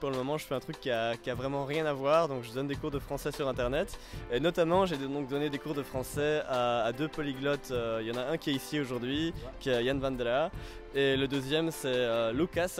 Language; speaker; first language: French; native; French